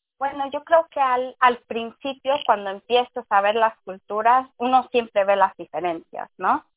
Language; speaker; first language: Spanish; early bilingual, heritage; Spanish